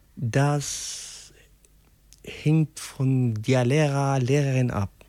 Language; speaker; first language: German; non-native, learner; Arabic